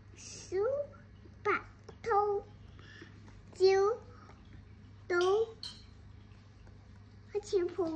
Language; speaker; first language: Chinese; non-native, local second language; Cantonese